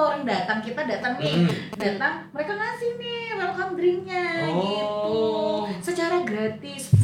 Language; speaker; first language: Indonesian; native; Indonesian